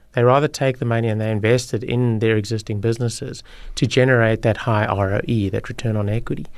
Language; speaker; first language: English; native; English